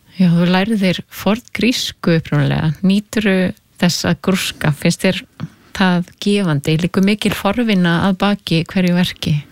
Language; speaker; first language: Icelandic; native; Icelandic